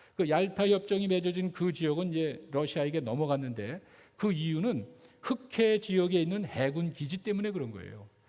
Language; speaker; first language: Korean; native; Korean